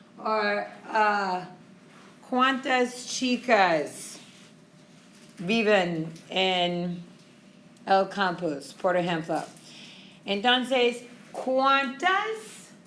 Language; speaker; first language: Spanish; non-native, fluent; English